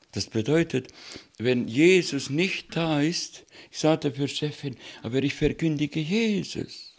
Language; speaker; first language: German; non-native, learner; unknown